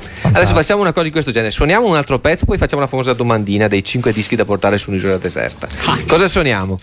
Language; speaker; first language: Italian; native; Italian